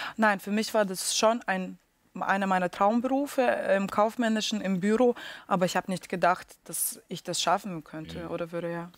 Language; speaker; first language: German; early bilingual, other home language; Russian